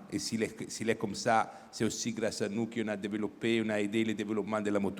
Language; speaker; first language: French; non-native, fluent; Italian